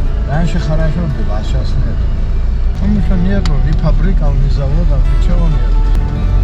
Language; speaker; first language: Russian; non-native, learner; Georgian